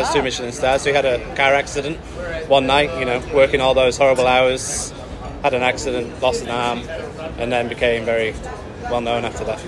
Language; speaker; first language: English; native; English